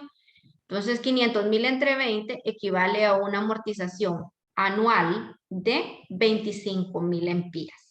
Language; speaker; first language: Spanish; native; Spanish